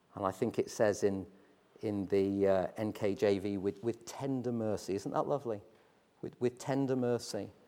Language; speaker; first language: English; native; English